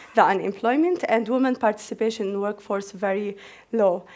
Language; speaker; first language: English; non-native, fluent; Arabic